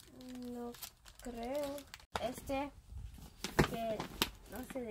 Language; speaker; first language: Spanish; early bilingual, other home language; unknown